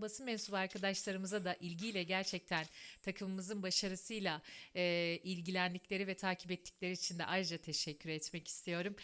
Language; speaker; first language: Turkish; native; Turkish